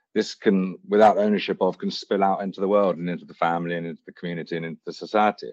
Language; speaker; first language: English; native; English